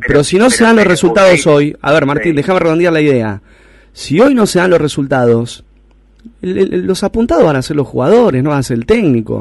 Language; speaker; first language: Spanish; native; Spanish